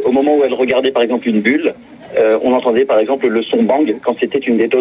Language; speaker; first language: French; native; French